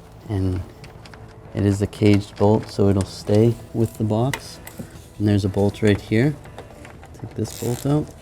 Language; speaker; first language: English; native; English